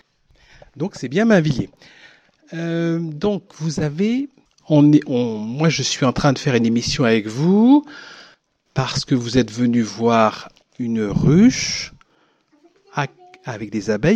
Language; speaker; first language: French; native; French